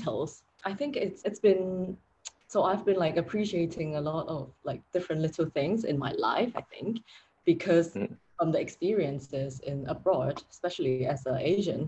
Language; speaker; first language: English; non-native, local second language; Cantonese